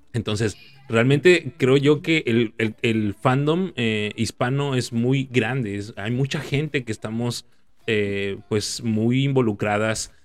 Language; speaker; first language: Spanish; native; Spanish